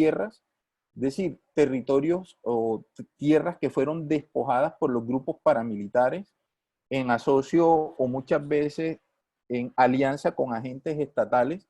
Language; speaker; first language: Spanish; native; Spanish